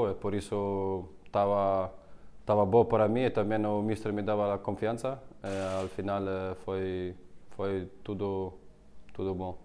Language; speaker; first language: Portuguese; non-native, learner; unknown